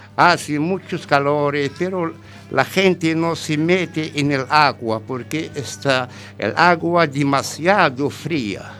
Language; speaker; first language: Spanish; non-native, learner; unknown